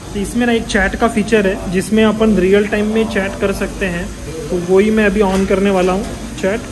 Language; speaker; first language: Hindi; native; Hindi